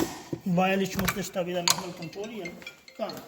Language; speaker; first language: German; non-native, learner; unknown